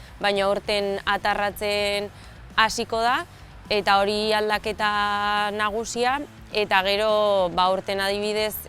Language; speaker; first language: Basque; native; Basque